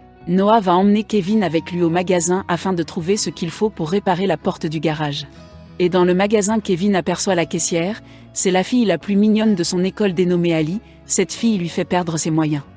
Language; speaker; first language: French; non-native, local second language; Haitian Creole